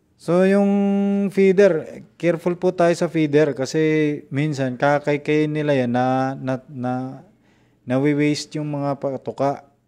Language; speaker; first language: Filipino; non-native, local second language; Cebuano